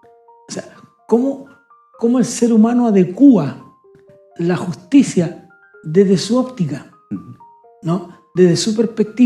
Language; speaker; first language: Spanish; native; Spanish